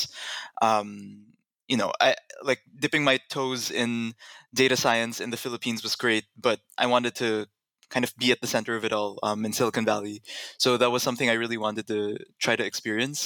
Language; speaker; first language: English; non-native, local second language; Filipino